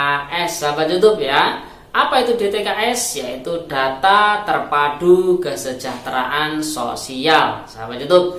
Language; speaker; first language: Indonesian; native; Indonesian